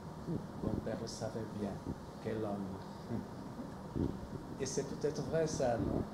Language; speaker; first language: French; non-native, fluent; Portuguese